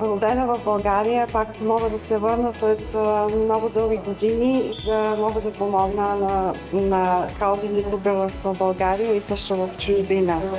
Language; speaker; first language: Bulgarian; early bilingual, heritage; Bulgarian